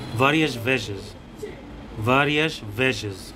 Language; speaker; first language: Portuguese; non-native, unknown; Bangla